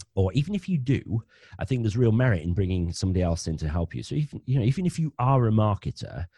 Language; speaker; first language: English; native; English